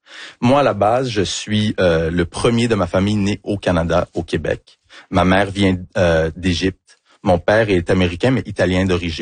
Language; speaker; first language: French; early bilingual, heritage; French